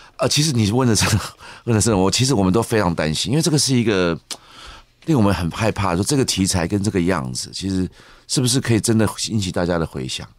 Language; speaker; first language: Chinese; native; Chinese